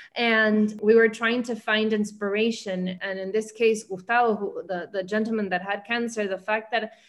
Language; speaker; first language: English; early bilingual, heritage; Spanish